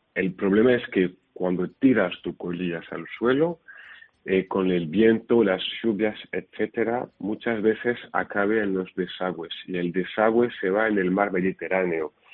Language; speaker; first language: Spanish; non-native, fluent; French